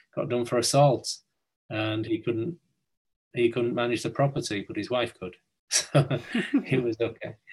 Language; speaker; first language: English; native; English